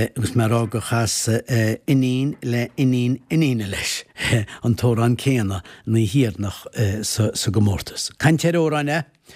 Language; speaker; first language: Irish; native; Irish